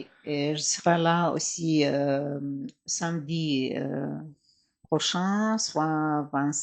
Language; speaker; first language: French; non-native, fluent; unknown